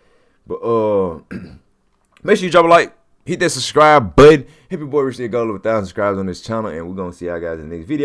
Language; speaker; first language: English; native; English